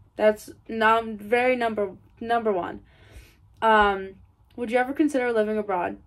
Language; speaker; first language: English; native; English